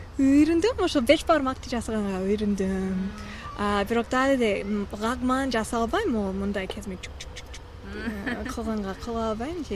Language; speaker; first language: Kyrgyz; non-native, fluent; English